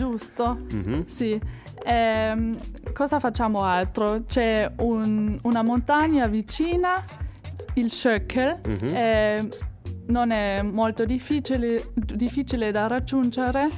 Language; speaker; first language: Italian; non-native, fluent; German